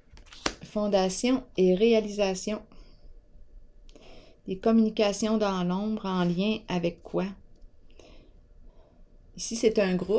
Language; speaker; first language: French; native; French